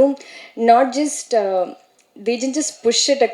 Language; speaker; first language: Tamil; non-native, learner; Malayalam